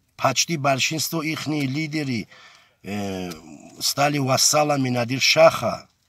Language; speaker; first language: Russian; non-native, local second language; Avaric